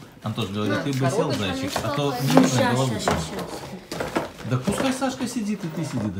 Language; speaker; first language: Russian; native; Russian